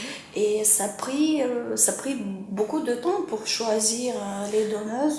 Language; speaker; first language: French; non-native, fluent; Ukrainian